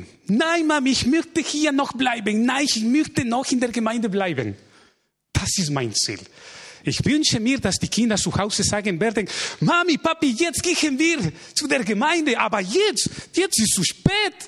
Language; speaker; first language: German; non-native, fluent; Spanish